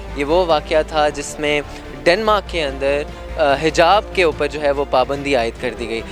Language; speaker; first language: Urdu; native; Urdu